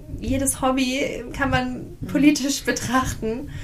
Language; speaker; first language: German; native; German